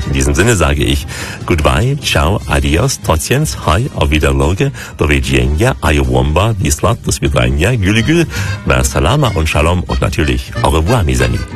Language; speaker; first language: German; native; German